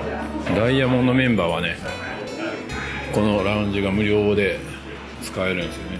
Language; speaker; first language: Japanese; native; Japanese